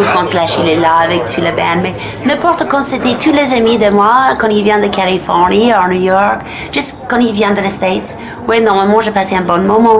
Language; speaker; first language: French; non-native, learner; English